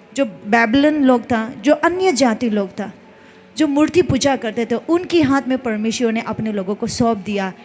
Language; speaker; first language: Hindi; non-native, local second language; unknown